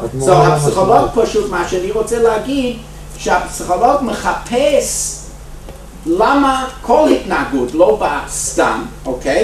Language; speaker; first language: Hebrew; non-native, fluent; English